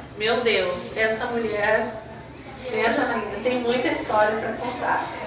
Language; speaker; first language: Portuguese; native; Portuguese